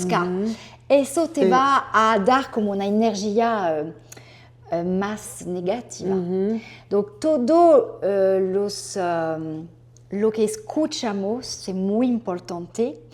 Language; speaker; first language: Spanish; non-native, fluent; French